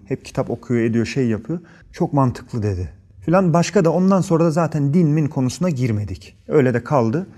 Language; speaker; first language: Turkish; early bilingual, heritage; Turkish